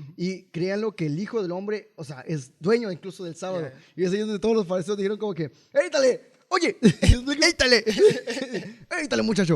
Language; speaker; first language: Spanish; native; Spanish